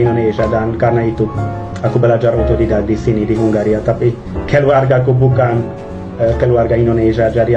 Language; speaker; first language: Indonesian; non-native, fluent; Hungarian